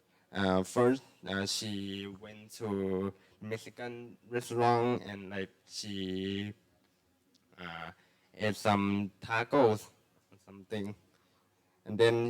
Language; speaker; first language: English; non-native, learner; Thai